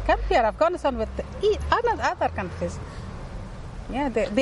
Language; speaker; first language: English; non-native, learner; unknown